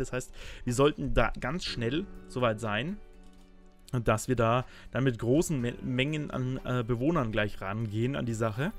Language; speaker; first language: German; native; German